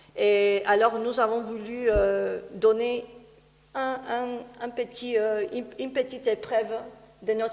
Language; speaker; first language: French; non-native, fluent; Spanish